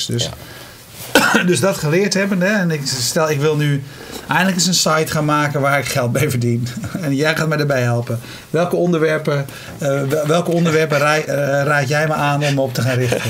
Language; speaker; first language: Dutch; native; Dutch